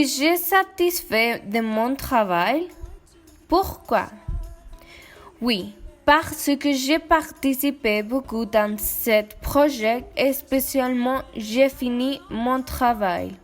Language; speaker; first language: French; non-native, learner; Spanish